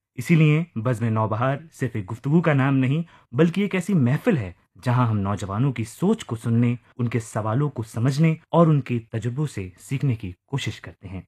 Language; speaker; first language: Urdu; native; Urdu